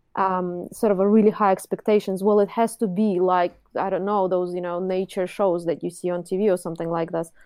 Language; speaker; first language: English; non-native, fluent; Russian